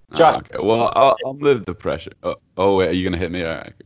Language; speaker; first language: English; native; English